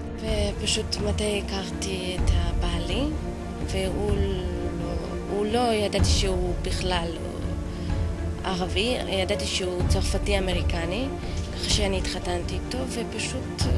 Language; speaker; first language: Hebrew; non-native, fluent; Russian